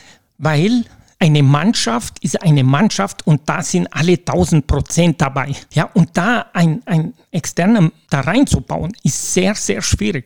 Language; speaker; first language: German; non-native, local second language; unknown